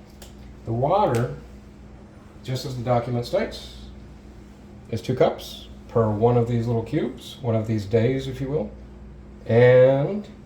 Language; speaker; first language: English; native; English